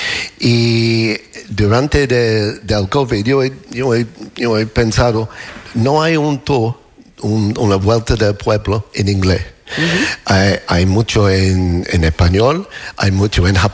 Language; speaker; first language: Spanish; non-native, learner; English